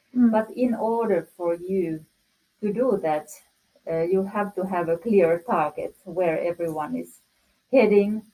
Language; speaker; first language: English; non-native, fluent; Finnish